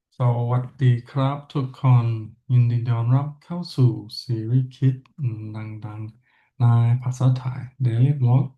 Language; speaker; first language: Thai; non-native, learner; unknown